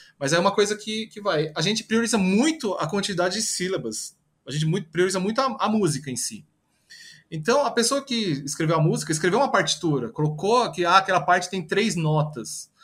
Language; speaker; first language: Portuguese; early bilingual, other home language; Japanese